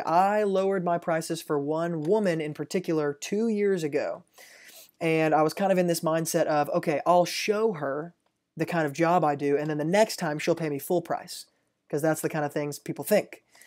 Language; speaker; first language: English; native; English